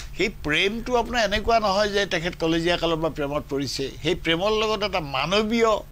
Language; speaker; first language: Assamese; native; Assamese